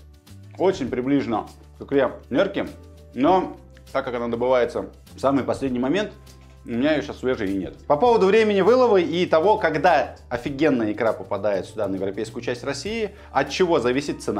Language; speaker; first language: Russian; native; Russian